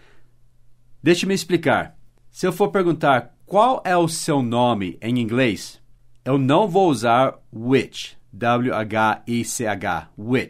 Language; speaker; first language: Portuguese; non-native, fluent; English